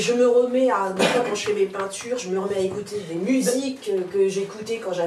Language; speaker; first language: French; native; French